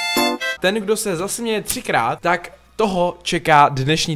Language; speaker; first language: Czech; native; Czech